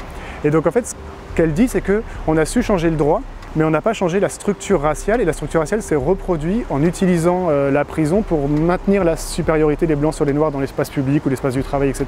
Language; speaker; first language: French; native; French